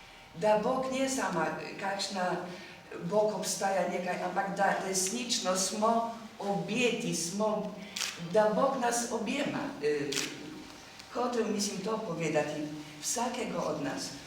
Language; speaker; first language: Slovenian; non-native, learner; Polish